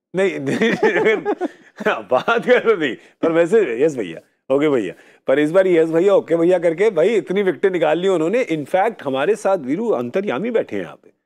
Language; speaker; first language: Hindi; native; Hindi